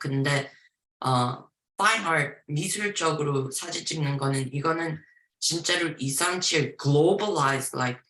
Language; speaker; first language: Korean; early bilingual, heritage; Korean